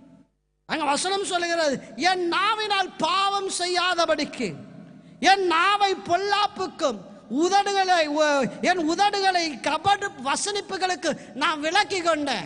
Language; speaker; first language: Tamil; native; Tamil